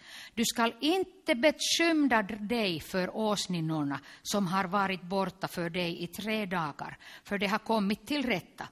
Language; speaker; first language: Swedish; non-native, local second language; Finnish